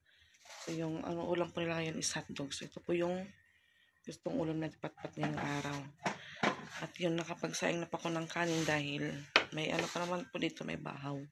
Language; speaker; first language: Filipino; native; Filipino